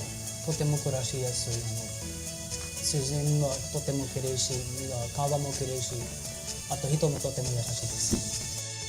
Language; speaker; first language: Japanese; non-native, learner; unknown